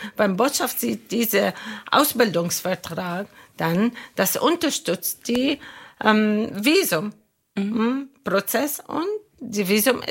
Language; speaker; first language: German; non-native, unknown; Arabic